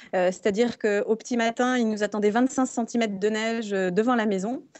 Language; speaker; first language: French; native; French